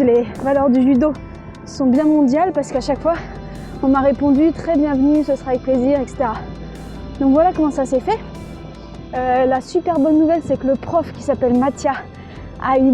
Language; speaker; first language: French; native; French